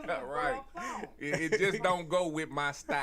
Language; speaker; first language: English; native; English